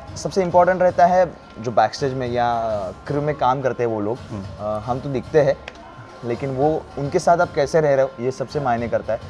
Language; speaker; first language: Hindi; non-native, local second language; Marathi